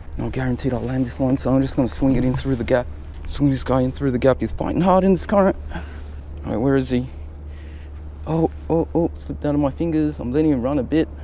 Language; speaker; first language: English; native; English